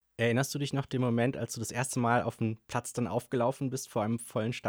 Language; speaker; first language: German; native; German